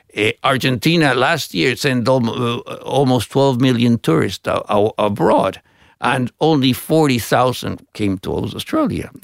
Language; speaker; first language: English; non-native, fluent; Spanish